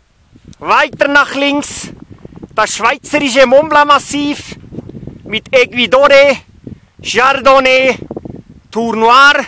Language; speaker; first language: German; native; German